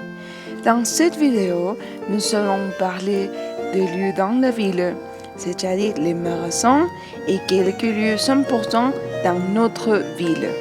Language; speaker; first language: French; non-native, fluent; Spanish